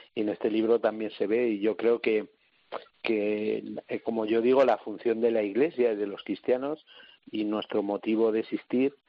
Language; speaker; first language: Spanish; native; Spanish